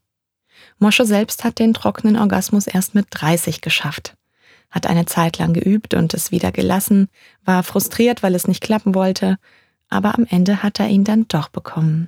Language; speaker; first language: German; native; German